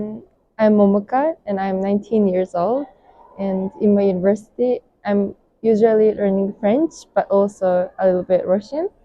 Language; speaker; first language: English; non-native, fluent; Japanese